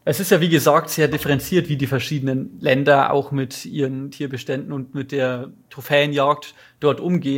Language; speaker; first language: German; native; German